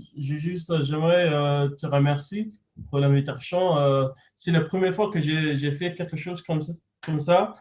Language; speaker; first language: French; non-native, fluent; English